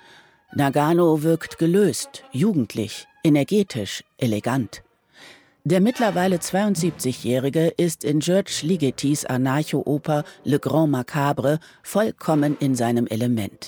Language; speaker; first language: German; native; German